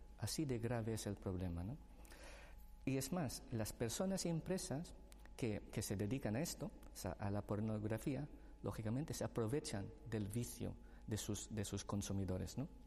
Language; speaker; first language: Spanish; non-native, fluent; Filipino